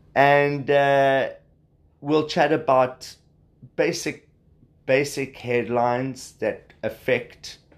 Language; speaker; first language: English; native; English